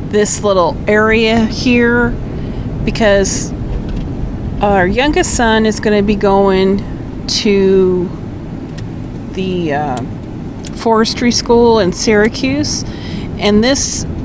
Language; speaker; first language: English; native; English